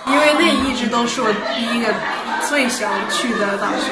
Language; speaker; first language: Chinese; early bilingual, heritage; Chinese